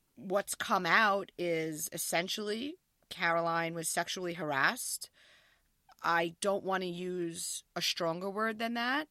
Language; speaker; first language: English; native; English